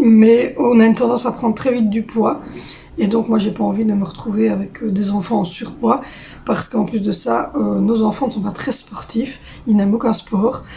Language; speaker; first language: French; native; French